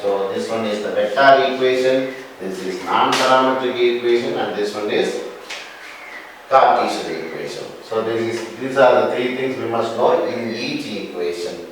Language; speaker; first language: English; non-native, local second language; Tamil